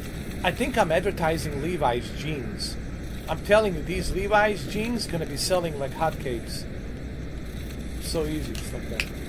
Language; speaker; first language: English; native; English